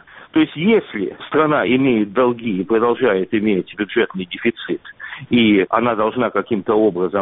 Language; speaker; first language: Russian; native; Russian